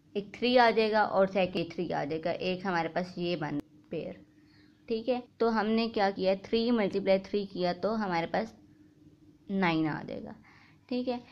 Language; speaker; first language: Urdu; native; Urdu